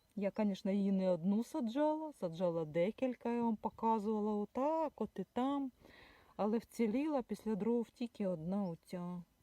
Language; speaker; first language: Ukrainian; native; Ukrainian